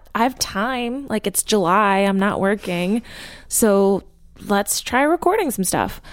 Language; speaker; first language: English; native; English